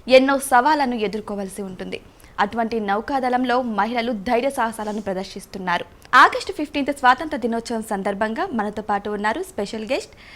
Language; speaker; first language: Telugu; native; Telugu